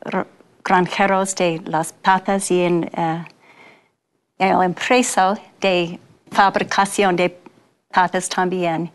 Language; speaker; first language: Spanish; non-native, fluent; English